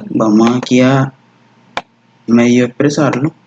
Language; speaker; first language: Spanish; native; Spanish